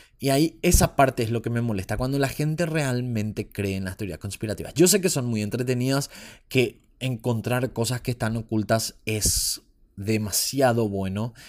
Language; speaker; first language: Spanish; native; Spanish